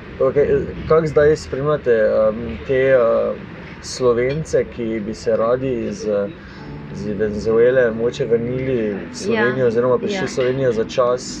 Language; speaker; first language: Slovenian; native; Slovenian